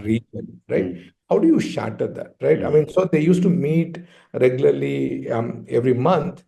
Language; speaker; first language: English; non-native, local second language; Telugu